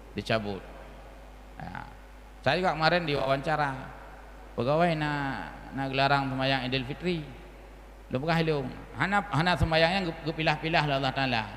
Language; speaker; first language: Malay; non-native, local second language; Achinese